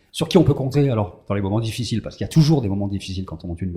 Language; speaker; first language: French; native; French